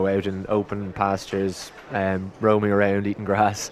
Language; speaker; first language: English; native; English